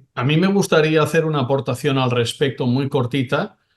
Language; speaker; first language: Spanish; non-native, local second language; Catalan